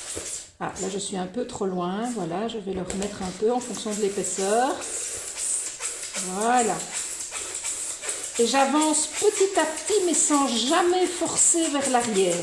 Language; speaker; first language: French; native; French